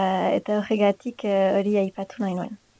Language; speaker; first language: Basque; non-native, local second language; French